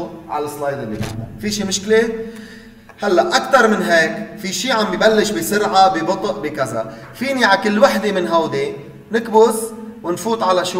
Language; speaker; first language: Arabic; native; Arabic